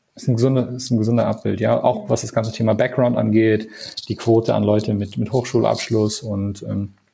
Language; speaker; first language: German; non-native, fluent; English